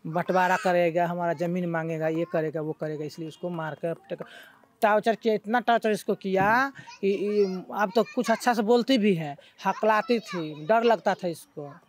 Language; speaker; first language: Hindi; native; Hindi